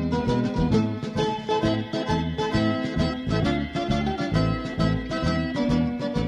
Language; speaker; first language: English; non-native, fluent; Italian